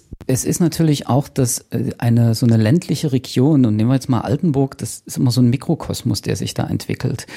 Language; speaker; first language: German; native; German